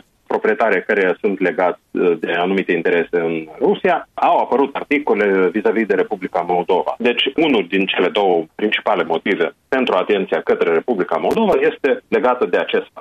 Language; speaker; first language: Romanian; native; Romanian